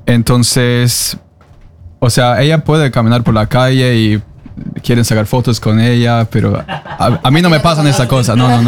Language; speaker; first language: Spanish; non-native, fluent; Norwegian